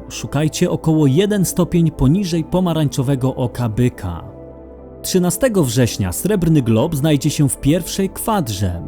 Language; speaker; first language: Polish; native; Polish